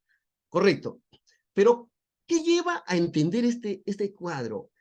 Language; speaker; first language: Spanish; native; Spanish